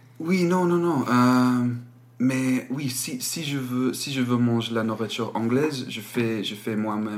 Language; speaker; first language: French; non-native, learner; English